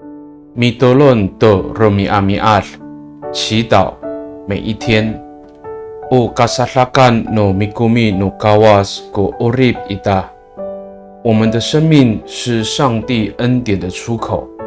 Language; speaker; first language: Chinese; non-native, local second language; Amis